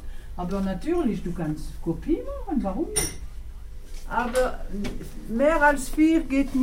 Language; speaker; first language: German; non-native, local second language; French